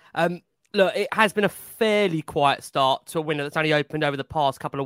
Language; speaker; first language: English; native; English